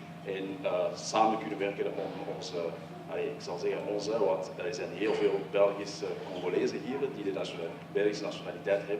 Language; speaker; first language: Dutch; early bilingual, other home language; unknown